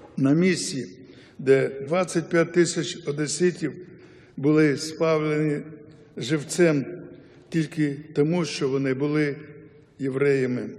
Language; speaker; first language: Ukrainian; non-native, local second language; Yiddish